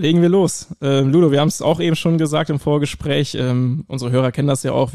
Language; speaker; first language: German; native; German